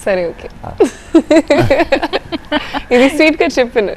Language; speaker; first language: Telugu; non-native, fluent; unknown